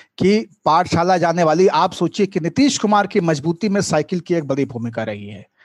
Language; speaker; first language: Hindi; native; Hindi